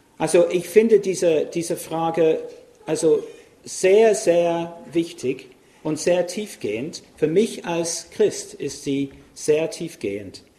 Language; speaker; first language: German; non-native, fluent; English